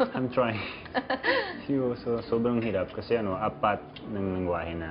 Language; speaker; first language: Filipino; non-native, learner; Portuguese